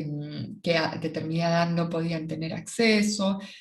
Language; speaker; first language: Spanish; native; Spanish